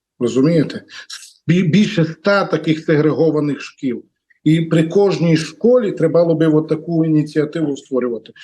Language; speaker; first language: Ukrainian; non-native, local second language; Romany